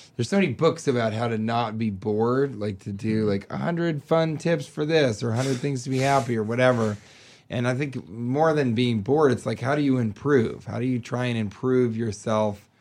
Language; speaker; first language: English; native; English